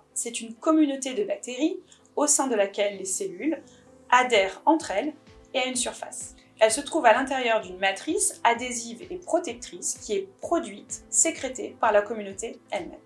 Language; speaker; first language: French; native; French